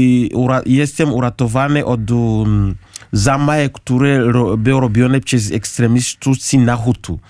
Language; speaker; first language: Polish; non-native, learner; Kinyarwanda